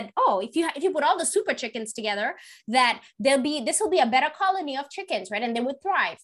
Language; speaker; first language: English; non-native, local second language; Kikuyu